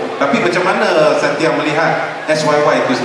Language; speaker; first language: Malay; native; Malay